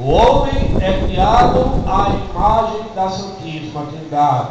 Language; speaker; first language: Portuguese; native; Portuguese